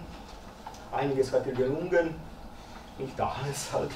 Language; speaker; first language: German; early bilingual, other home language; Croatian